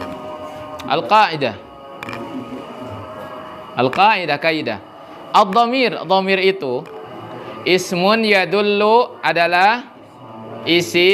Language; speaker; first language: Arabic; non-native, fluent; Indonesian